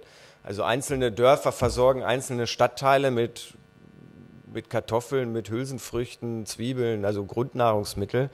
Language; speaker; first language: German; native; German